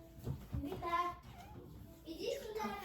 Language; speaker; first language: Russian; early bilingual, other home language; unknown